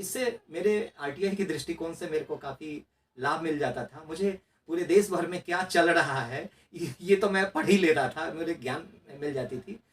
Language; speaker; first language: Hindi; non-native, local second language; Maithili